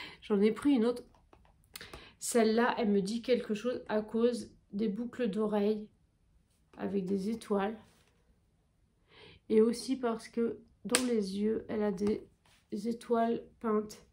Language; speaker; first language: French; native; French